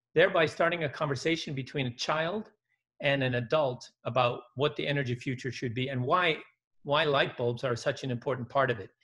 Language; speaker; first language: English; early bilingual, other home language; Dutch